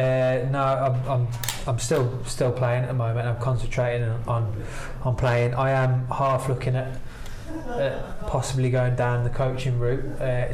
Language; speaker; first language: English; native; English